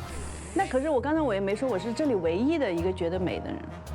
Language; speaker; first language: Chinese; native; Chinese